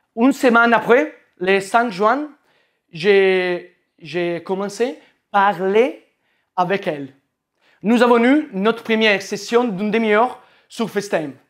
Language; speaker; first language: French; non-native, learner; Italian